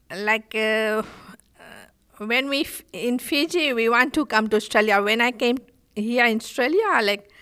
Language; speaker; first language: English; non-native, fluent; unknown